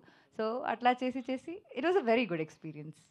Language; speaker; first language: Telugu; non-native, local second language; Malayalam